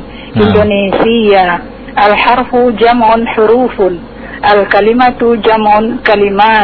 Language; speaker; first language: Arabic; non-native, learner; Indonesian